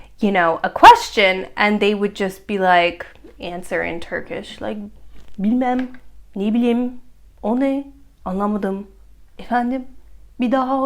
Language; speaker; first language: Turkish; non-native, fluent; English